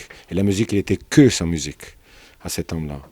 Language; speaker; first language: French; non-native, fluent; Italian